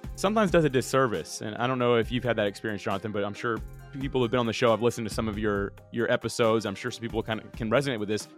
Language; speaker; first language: English; early bilingual, other home language; Italian